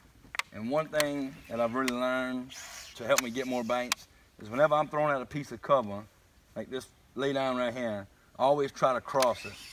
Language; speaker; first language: English; native; English